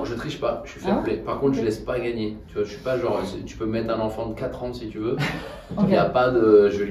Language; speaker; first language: French; native; French